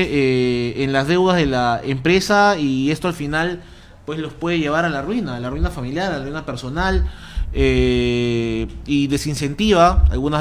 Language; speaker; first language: Spanish; native; Spanish